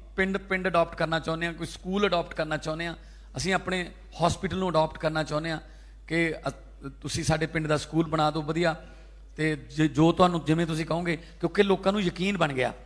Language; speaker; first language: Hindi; non-native, local second language; Punjabi